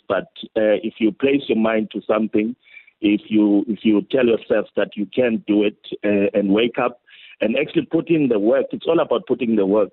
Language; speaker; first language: English; non-native, local second language; Xhosa